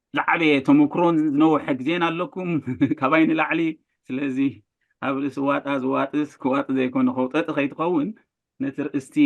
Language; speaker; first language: Tigrinya; native; Tigrinya